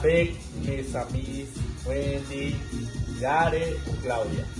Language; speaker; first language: French; non-native, learner; Spanish